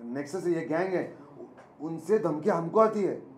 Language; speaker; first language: Hindi; non-native, local second language; Marathi